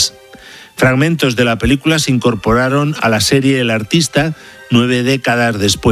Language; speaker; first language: Spanish; native; Spanish